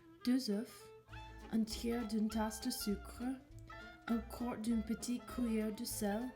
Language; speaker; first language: French; non-native, learner; English